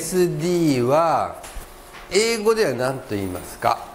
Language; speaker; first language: Japanese; native; Japanese